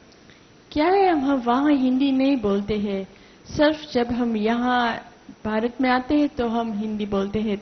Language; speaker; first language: Hindi; non-native, learner; English